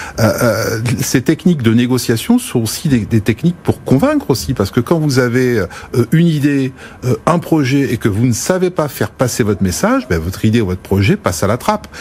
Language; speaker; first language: French; early bilingual, other home language; Arabic